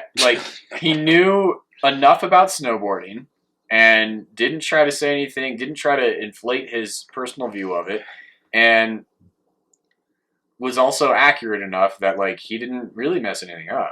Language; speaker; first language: English; native; English